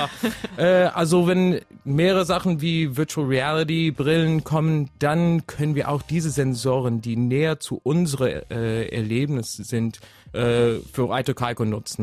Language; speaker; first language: German; non-native, fluent; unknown